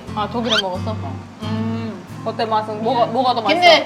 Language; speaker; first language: Korean; non-native, fluent; German